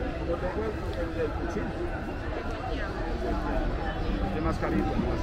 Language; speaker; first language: Spanish; native; Spanish